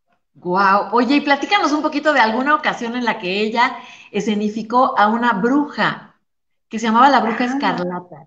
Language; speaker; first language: Spanish; native; Spanish